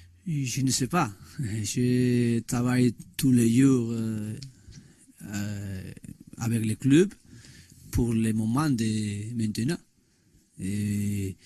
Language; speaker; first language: French; non-native, learner; Spanish